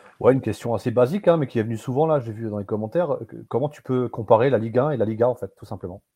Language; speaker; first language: French; native; French